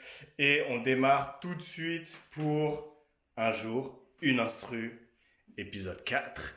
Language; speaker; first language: French; native; French